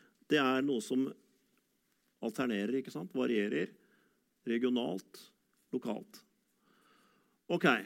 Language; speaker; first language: Norwegian; native; Norwegian